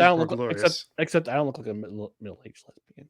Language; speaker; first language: English; native; English